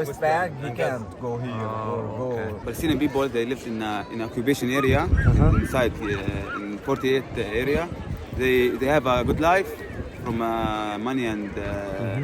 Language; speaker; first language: English; non-native, learner; Arabic